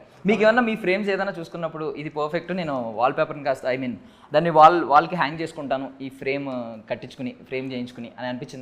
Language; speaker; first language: Telugu; native; Telugu